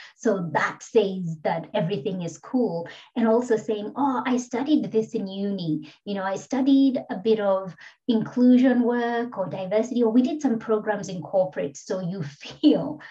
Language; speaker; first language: English; non-native, local second language; Kikuyu